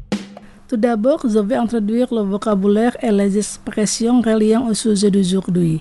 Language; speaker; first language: French; non-native, fluent; Indonesian